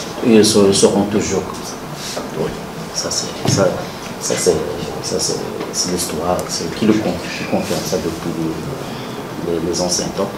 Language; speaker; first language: French; non-native, local second language; Arabic